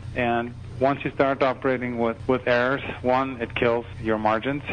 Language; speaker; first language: English; non-native, fluent; Norwegian